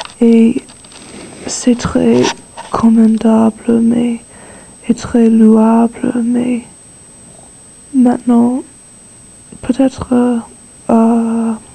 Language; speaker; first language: French; non-native, learner; English